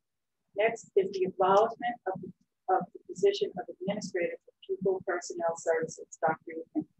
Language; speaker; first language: English; native; English